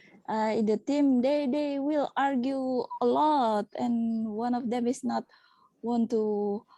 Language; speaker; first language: English; non-native, learner; Indonesian